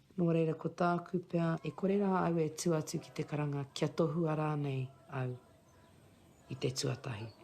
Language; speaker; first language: Māori; non-native, local second language; English